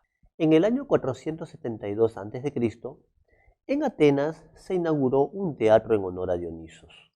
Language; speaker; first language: Spanish; native; Spanish